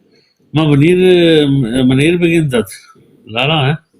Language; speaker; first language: Dutch; non-native, fluent; Punjabi